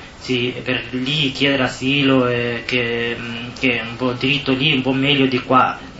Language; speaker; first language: Italian; non-native, learner; Somali